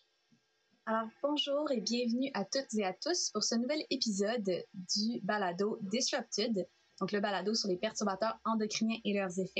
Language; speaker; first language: French; native; French